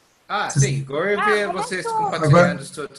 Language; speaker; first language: Portuguese; non-native, learner; English